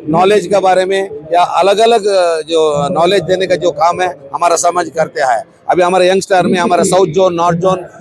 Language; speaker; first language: Hindi; non-native, local second language; Tulu